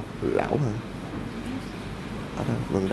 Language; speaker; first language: Vietnamese; non-native, fluent; Japanese